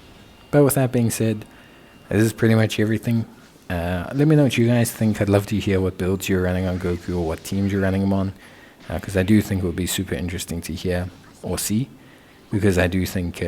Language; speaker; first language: English; native; English